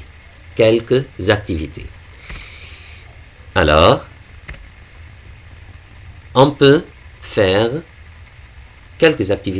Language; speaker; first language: French; non-native, fluent; Arabic